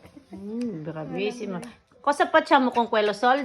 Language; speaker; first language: Italian; non-native, local second language; Filipino